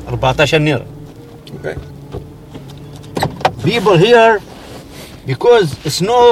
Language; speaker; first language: English; non-native, learner; Arabic